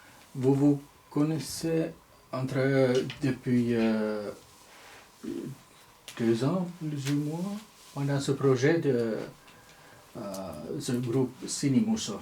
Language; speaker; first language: French; non-native, fluent; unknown